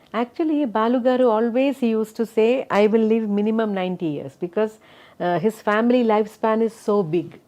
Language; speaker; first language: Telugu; non-native, local second language; Malayalam